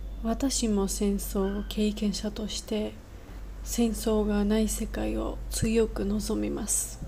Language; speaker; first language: Japanese; non-native, learner; Georgian